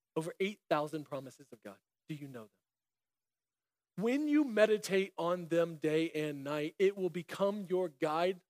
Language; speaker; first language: English; native; English